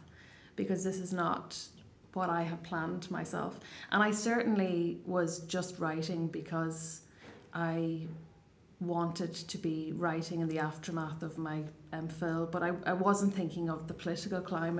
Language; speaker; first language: English; non-native, local second language; Irish